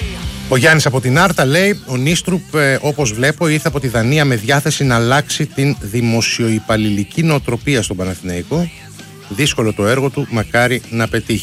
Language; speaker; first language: Greek; native; Greek